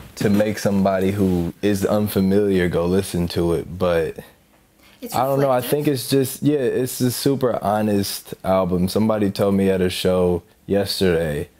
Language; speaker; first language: English; native; English